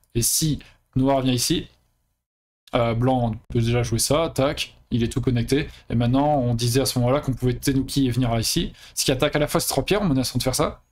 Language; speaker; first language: French; native; French